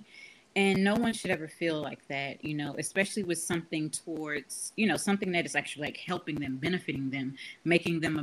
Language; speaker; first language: English; native; English